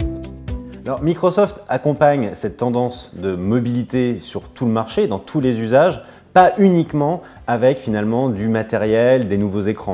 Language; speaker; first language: French; native; French